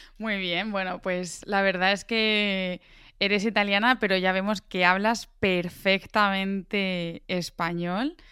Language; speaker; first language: Spanish; native; Spanish